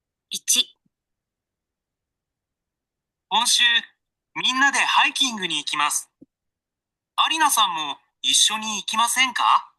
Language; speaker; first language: Japanese; non-native, learner; Sinhala